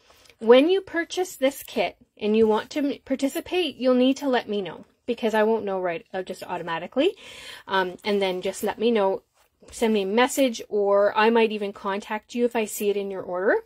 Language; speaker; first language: English; native; English